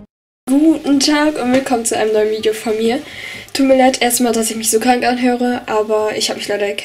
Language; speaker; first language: German; native; German